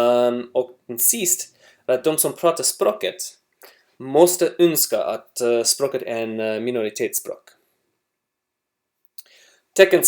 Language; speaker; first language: Swedish; non-native, learner; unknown